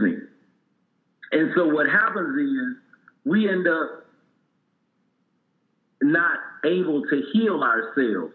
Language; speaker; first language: English; native; English